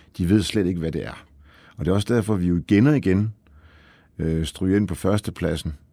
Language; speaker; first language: Danish; early bilingual, other home language; Polish